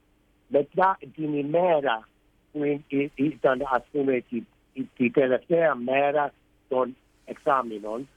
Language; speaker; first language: Greek; early bilingual, heritage; Greek